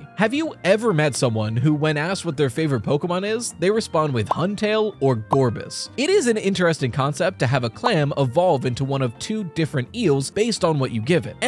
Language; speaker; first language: English; native; English